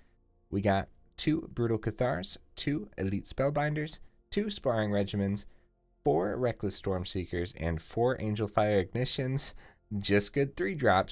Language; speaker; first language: English; native; English